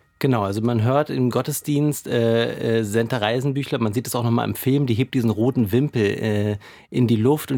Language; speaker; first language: German; native; German